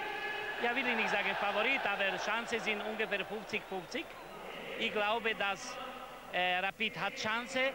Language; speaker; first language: German; non-native, fluent; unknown